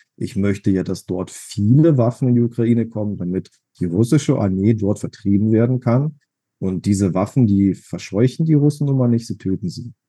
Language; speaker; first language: German; non-native, fluent; Russian